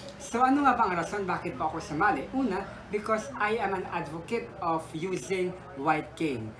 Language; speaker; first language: Filipino; native; Filipino